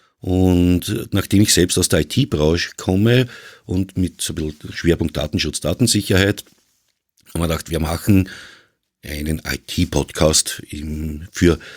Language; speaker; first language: German; native; German